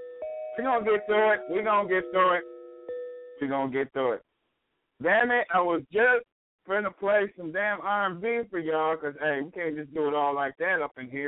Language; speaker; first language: English; native; English